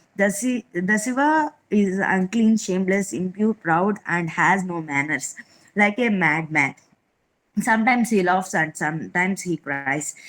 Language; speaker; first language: English; non-native, local second language; Telugu